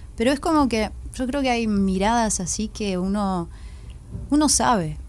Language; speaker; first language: Spanish; early bilingual, heritage; Spanish